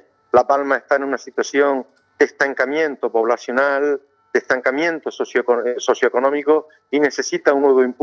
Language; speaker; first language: Spanish; native; Spanish